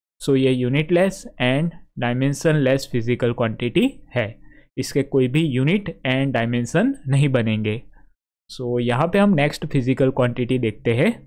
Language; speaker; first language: Hindi; non-native, local second language; Gujarati